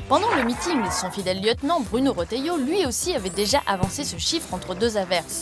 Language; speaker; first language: French; native; French